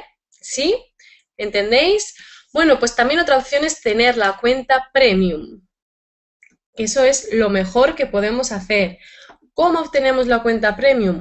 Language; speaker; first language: Spanish; native; Spanish